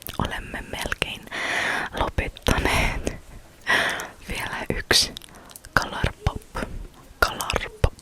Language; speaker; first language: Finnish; non-native, fluent; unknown